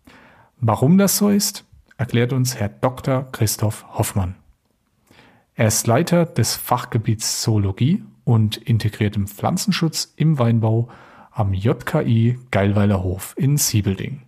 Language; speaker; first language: German; native; German